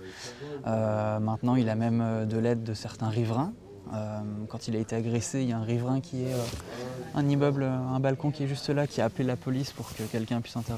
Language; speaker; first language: French; native; French